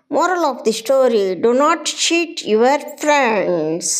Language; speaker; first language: English; non-native, local second language; Telugu